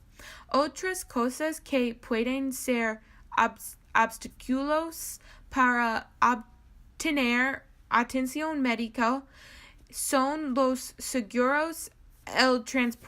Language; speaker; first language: Spanish; non-native, learner; English